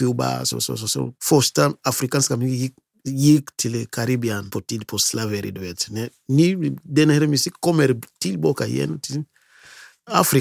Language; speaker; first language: Swedish; non-native, learner; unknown